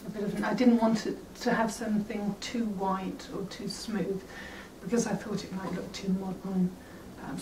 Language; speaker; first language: English; native; English